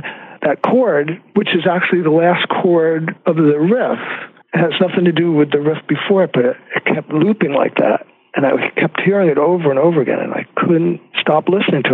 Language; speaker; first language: English; native; English